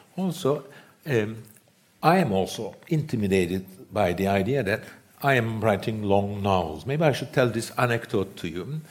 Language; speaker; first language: English; non-native, fluent; Turkish